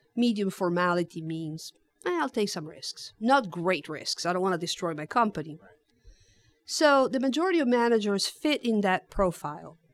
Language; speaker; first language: English; non-native, fluent; Italian